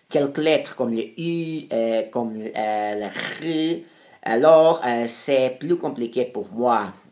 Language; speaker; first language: French; non-native, fluent; Portuguese